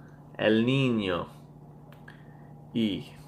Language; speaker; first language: Spanish; non-native, learner; English